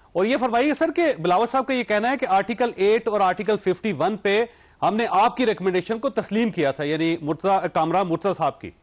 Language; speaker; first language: Urdu; non-native, local second language; Punjabi